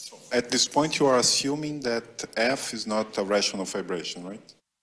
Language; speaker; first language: English; non-native, fluent; Portuguese